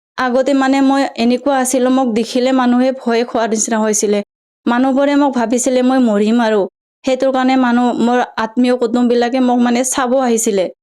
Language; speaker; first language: Assamese; non-native, local second language; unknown